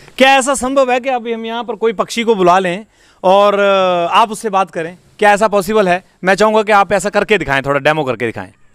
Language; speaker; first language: Hindi; native; Hindi